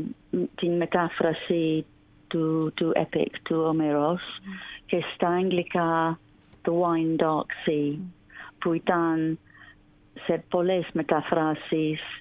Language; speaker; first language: Greek; non-native, learner; English